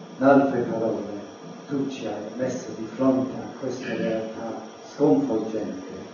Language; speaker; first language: Italian; non-native, fluent; English